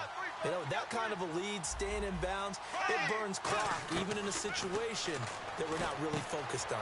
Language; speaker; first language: English; native; English